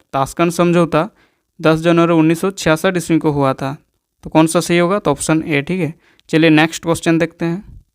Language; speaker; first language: Hindi; native; Hindi